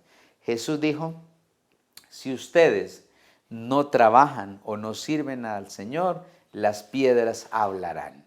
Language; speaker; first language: Spanish; native; Spanish